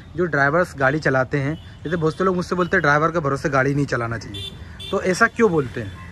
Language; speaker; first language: Hindi; native; Hindi